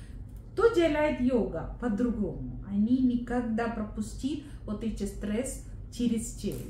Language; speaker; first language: Russian; non-native, learner; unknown